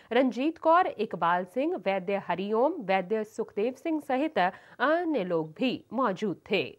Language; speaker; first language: Hindi; non-native, local second language; Punjabi